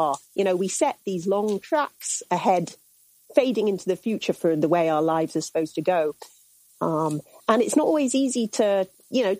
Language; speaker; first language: English; native; English